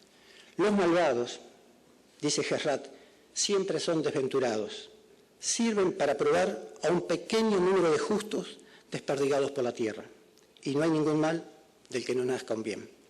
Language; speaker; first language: Spanish; native; Spanish